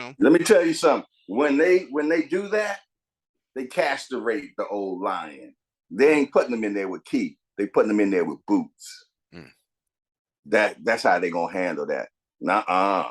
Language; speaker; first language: English; native; English